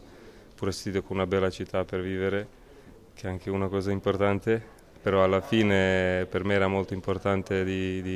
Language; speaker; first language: Italian; non-native, learner; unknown